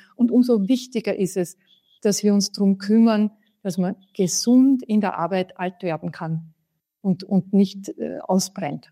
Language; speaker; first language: German; native; German